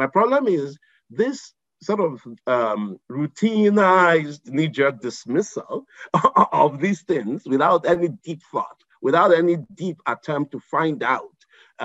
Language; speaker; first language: English; non-native, local second language; Igbo